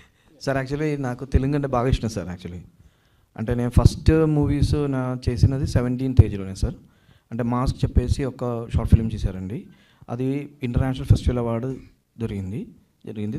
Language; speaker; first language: Telugu; non-native, learner; Malayalam